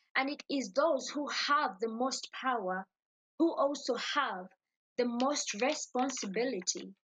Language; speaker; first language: English; non-native, local second language; Ganda